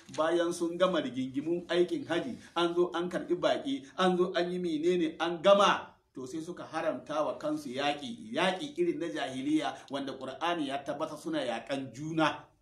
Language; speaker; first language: Hausa; non-native, local second language; Fula